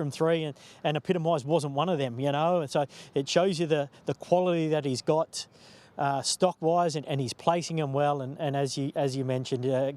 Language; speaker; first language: English; native; English